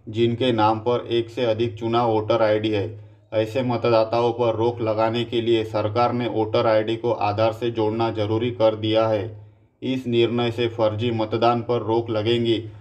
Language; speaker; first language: Hindi; native; Hindi